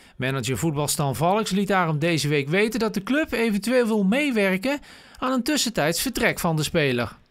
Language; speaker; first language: Dutch; native; Dutch